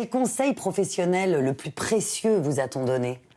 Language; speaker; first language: French; native; French